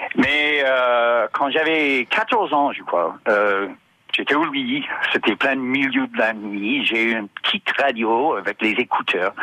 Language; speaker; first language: French; non-native, learner; English